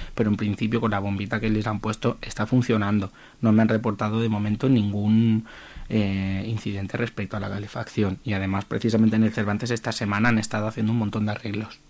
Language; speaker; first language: Spanish; native; Spanish